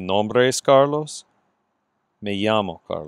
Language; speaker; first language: Spanish; non-native, fluent; English